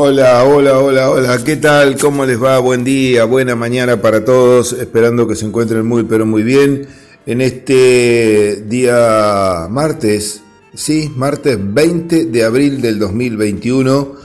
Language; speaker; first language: Spanish; native; Spanish